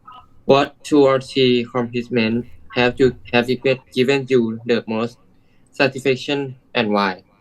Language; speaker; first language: English; non-native, learner; Thai